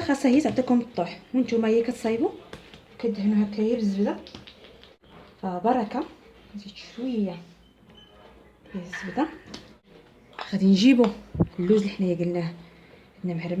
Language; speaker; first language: Arabic; native; Arabic